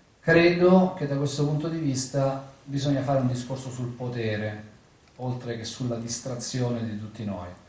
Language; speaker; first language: Italian; native; Italian